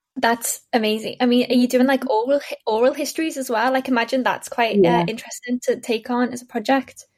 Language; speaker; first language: English; native; English